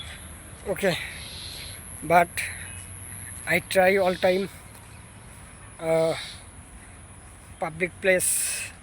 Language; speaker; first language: English; non-native, learner; Bangla